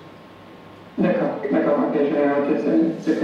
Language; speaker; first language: French; native; French